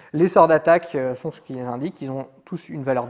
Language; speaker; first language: French; native; French